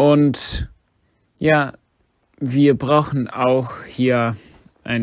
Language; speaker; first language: German; non-native, fluent; English